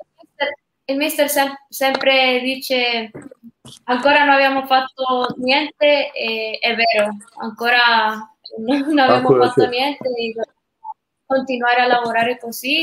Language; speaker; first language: Italian; non-native, learner; Spanish